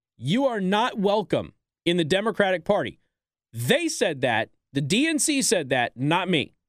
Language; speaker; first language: English; native; English